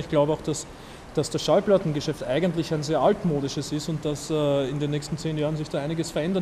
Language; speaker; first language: German; native; German